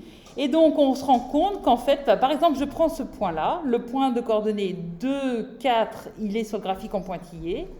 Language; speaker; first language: French; native; French